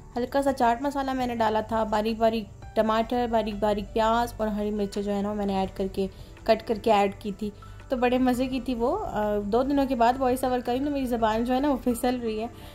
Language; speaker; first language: Urdu; native; Urdu